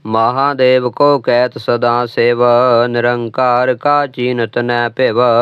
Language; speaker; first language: Hindi; non-native, local second language; Punjabi